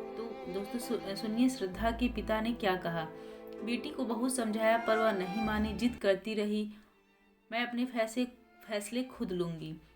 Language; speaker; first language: Hindi; native; Hindi